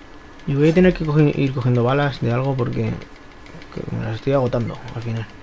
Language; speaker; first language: Spanish; native; Spanish